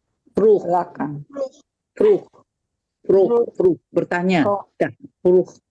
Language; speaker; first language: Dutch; non-native, learner; Indonesian